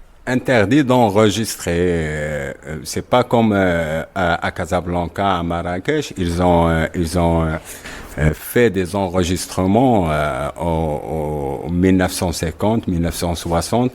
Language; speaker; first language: French; non-native, local second language; Arabic